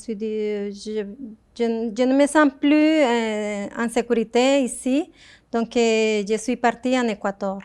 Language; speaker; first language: French; non-native, fluent; Spanish